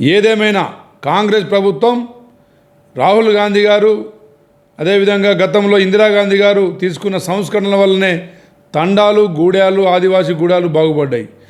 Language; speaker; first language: Telugu; non-native, local second language; Lambadi